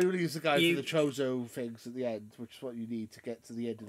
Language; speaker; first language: English; native; English